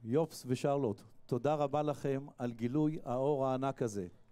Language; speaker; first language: Hebrew; native; Hebrew